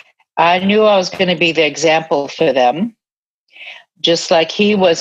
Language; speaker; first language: English; native; English